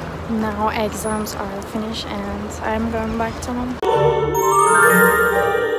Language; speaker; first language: English; non-native, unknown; Turkish